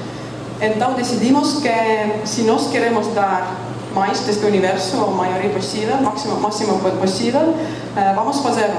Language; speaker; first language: Portuguese; non-native, fluent; Estonian